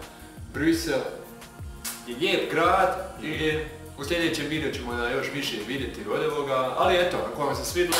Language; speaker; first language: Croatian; early bilingual, heritage; Croatian